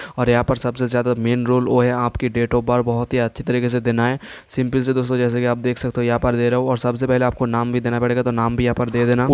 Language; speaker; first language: Hindi; non-native, local second language; Bangla